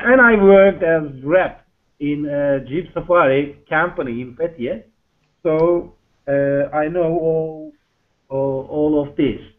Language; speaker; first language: English; non-native, learner; Turkish